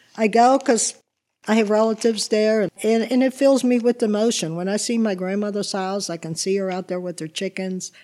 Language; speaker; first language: English; early bilingual, other home language; Italian